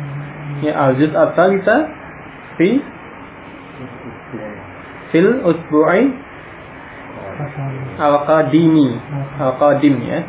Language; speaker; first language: Arabic; non-native, fluent; Indonesian